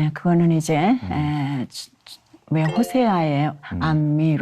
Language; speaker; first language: Korean; native; Korean